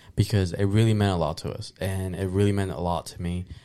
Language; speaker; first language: English; early bilingual, other home language; Spanish